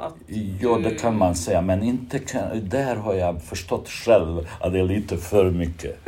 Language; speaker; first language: Swedish; non-native, fluent; Bosnian